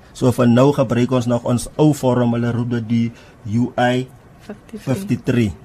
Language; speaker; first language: Afrikaans; non-native, local second language; Tswana